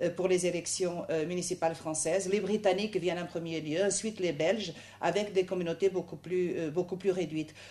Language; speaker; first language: French; non-native, fluent; Portuguese